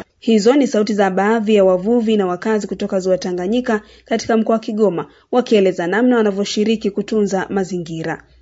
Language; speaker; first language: Swahili; native; Swahili